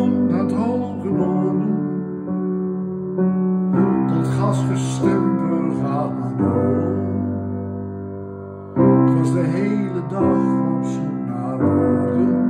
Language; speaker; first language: Dutch; native; Dutch